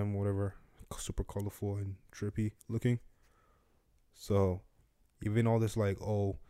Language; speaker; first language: English; non-native, local second language; Yoruba